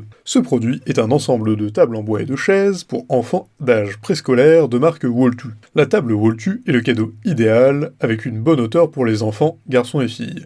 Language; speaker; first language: French; native; French